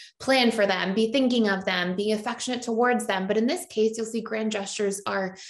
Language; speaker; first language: English; native; English